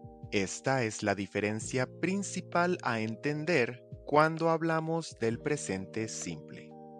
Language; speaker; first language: Spanish; native; Spanish